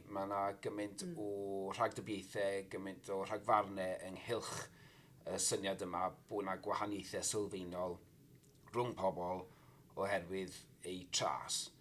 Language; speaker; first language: Welsh; native; Welsh